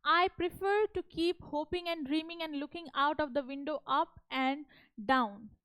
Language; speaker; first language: English; non-native, local second language; Hindi